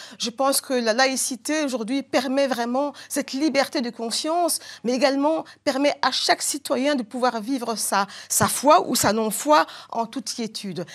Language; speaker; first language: French; non-native, local second language; Bambara